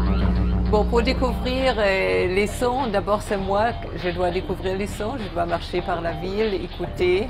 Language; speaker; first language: French; non-native, fluent; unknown